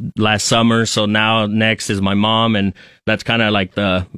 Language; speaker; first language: English; early bilingual, other home language; Spanish